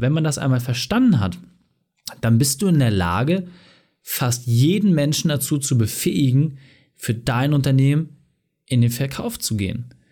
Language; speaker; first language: German; native; German